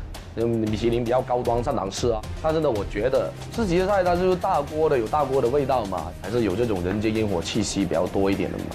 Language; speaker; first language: Chinese; non-native, local second language; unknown